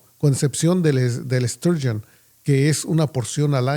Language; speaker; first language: Spanish; native; Spanish